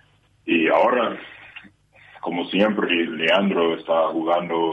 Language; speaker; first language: Spanish; non-native, learner; English